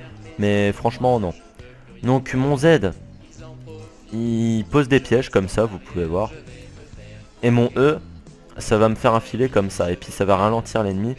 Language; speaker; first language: French; native; French